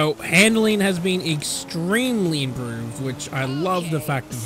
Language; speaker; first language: English; native; English